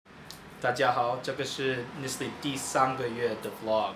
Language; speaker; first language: Chinese; non-native, learner; English